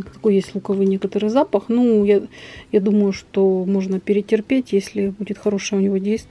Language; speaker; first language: Russian; native; Russian